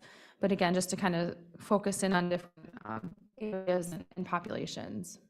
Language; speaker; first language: English; native; English